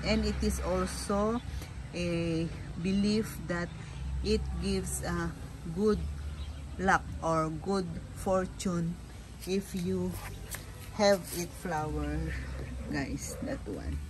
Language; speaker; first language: English; non-native, local second language; Filipino